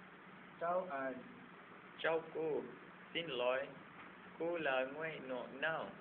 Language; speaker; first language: Vietnamese; non-native, learner; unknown